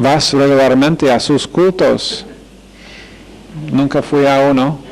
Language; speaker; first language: Spanish; non-native, fluent; English